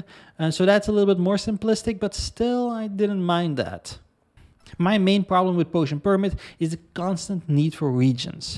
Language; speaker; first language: English; non-native, fluent; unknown